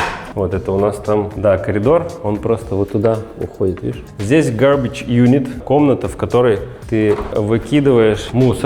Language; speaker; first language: Russian; native; Russian